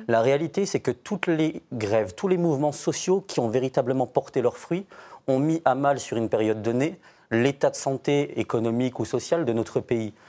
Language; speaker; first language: French; native; French